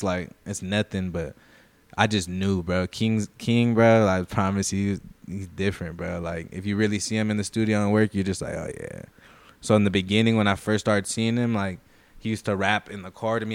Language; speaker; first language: English; native; English